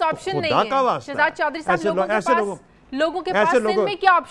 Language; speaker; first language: Urdu; native; Urdu